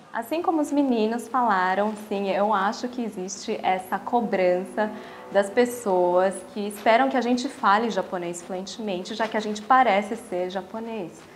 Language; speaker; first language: Portuguese; native; Portuguese